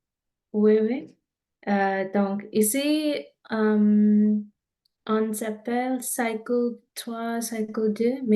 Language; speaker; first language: French; non-native, learner; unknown